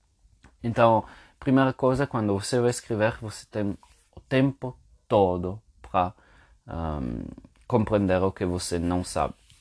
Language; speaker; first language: Portuguese; non-native, fluent; Spanish